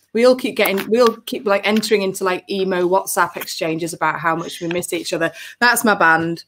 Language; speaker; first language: English; native; English